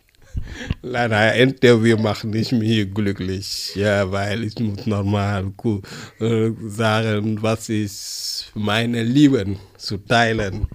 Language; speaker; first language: German; non-native, learner; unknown